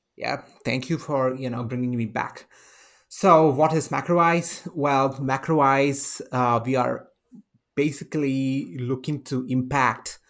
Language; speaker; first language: English; non-native, local second language; Malayalam